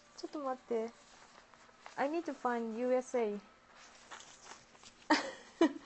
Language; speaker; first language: English; non-native, learner; Japanese